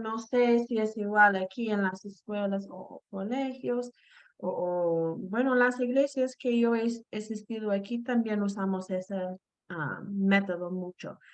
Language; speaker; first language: Spanish; non-native, fluent; English